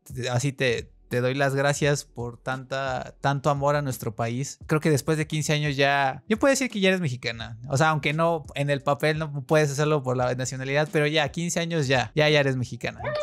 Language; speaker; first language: Spanish; native; Spanish